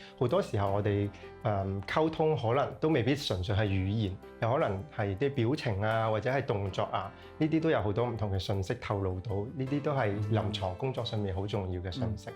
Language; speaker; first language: Cantonese; native; Cantonese